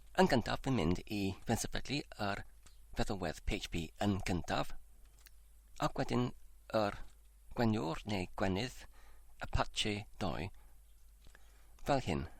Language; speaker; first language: Welsh; non-native, learner; English